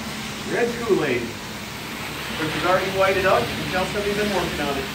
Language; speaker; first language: English; native; English